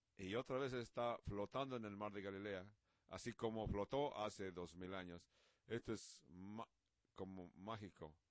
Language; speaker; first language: Spanish; non-native, learner; Dutch